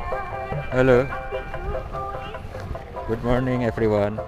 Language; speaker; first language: English; non-native, learner; Indonesian